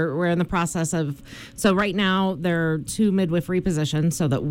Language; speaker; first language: English; native; English